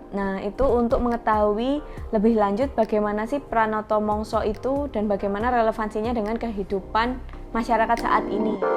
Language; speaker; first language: Indonesian; native; Indonesian